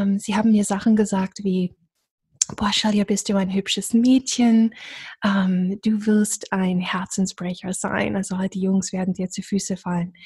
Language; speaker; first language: German; non-native, fluent; English